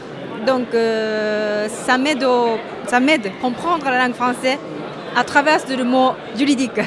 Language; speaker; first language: French; non-native, fluent; Japanese